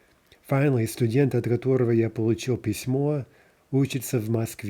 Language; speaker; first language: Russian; non-native, fluent; English